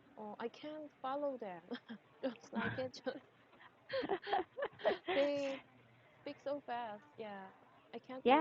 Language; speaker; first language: English; non-native, learner; Korean